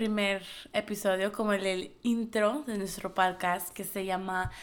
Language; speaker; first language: Spanish; early bilingual, heritage; Spanish